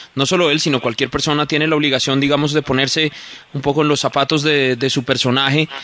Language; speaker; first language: Spanish; native; Spanish